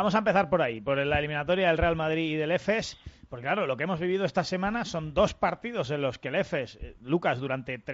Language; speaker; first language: Spanish; native; Spanish